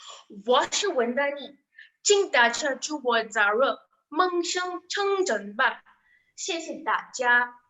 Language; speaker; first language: Chinese; non-native, learner; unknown